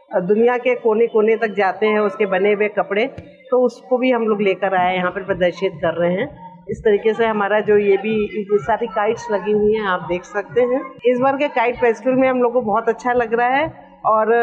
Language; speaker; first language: Hindi; native; Hindi